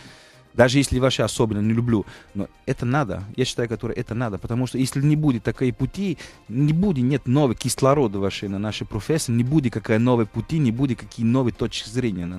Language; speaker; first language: Russian; non-native, fluent; Italian